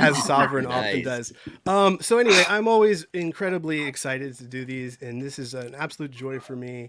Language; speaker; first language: English; native; English